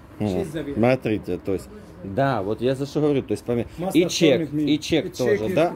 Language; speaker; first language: Russian; native; Russian